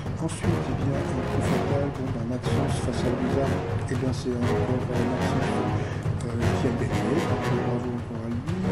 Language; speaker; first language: French; native; French